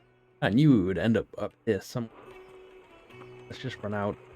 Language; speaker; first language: English; native; English